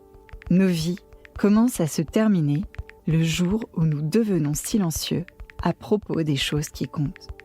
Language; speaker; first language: French; native; French